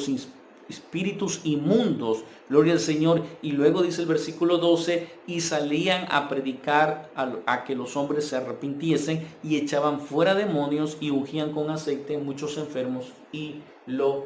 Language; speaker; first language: Spanish; native; Spanish